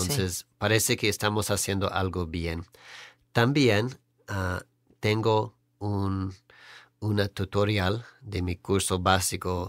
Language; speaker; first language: Spanish; non-native, fluent; English